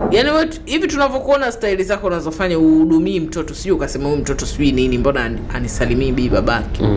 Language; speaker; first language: Swahili; native; Swahili